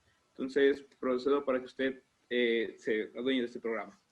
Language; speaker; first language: Spanish; native; Spanish